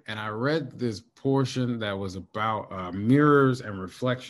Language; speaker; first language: English; native; English